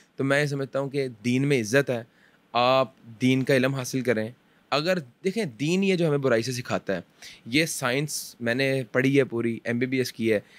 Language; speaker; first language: Urdu; early bilingual, heritage; Urdu